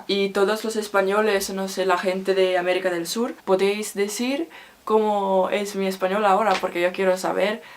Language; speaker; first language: Spanish; non-native, learner; Finnish